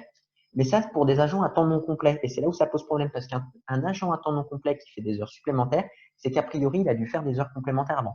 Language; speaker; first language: French; native; French